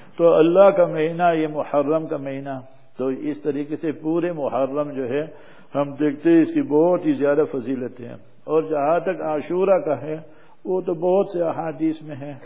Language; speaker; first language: Urdu; non-native, fluent; English